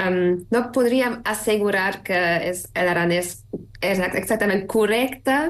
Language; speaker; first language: Catalan; non-native, fluent; German